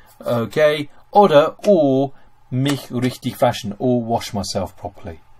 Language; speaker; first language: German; non-native, fluent; English